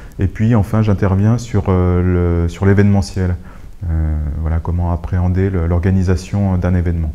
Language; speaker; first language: French; native; French